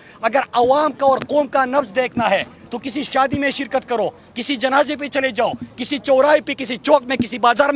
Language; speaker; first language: Urdu; native; Urdu